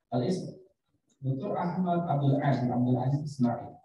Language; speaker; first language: Arabic; non-native, fluent; Indonesian